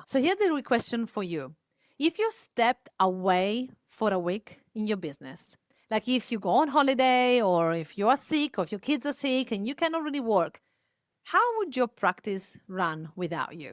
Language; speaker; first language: English; non-native, fluent; Italian